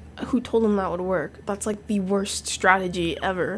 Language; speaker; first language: English; native; English